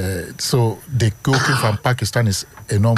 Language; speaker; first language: Dutch; non-native, learner; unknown